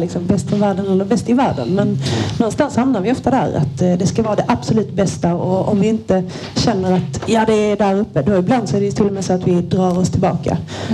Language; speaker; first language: Swedish; native; Swedish